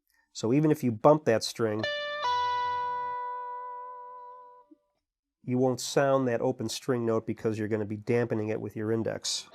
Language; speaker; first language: English; native; English